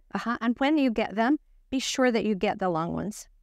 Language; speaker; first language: English; native; English